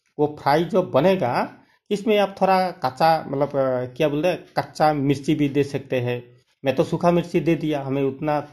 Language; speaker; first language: Hindi; non-native, local second language; Bangla